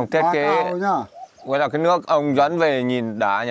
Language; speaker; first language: Vietnamese; native; Vietnamese